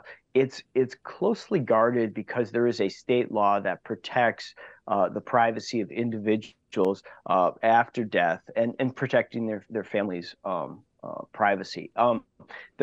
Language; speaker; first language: English; native; English